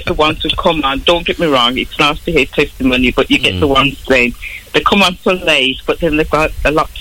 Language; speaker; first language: English; native; English